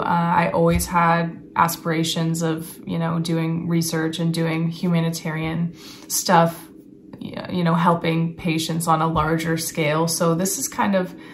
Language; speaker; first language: English; native; English